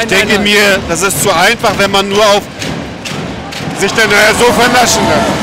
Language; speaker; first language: German; native; German